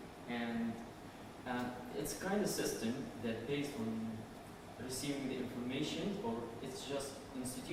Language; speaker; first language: English; non-native, learner; Arabic